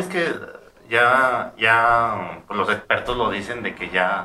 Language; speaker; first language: Spanish; native; Spanish